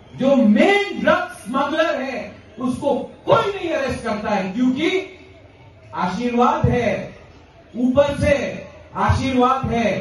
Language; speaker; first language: Hindi; non-native, local second language; Kok Borok